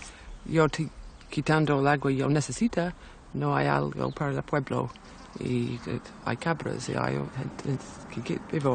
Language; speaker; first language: Spanish; non-native, learner; English